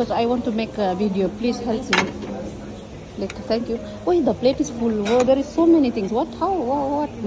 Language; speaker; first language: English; non-native, learner; Nepali